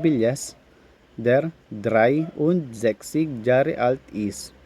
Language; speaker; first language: German; non-native, learner; Filipino